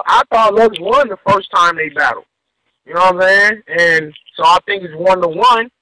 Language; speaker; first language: English; native; English